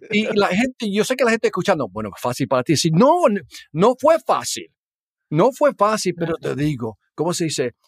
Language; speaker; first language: Spanish; early bilingual, heritage; Spanish